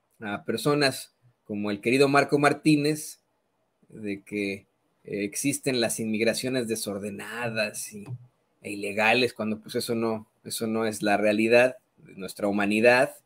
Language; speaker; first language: Spanish; native; Spanish